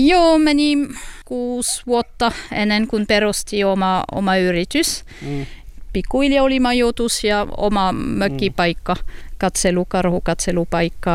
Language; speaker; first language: Finnish; non-native, learner; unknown